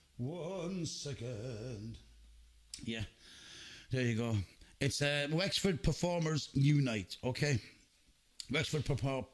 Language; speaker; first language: English; native; English